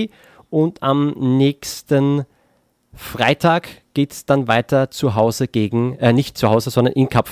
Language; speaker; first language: German; native; German